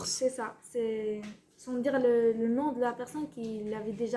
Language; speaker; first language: French; non-native, fluent; Spanish